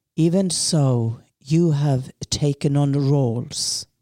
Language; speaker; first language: English; non-native, fluent; Norwegian